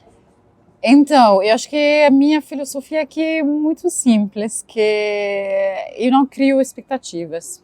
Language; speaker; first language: Portuguese; non-native, fluent; Arabic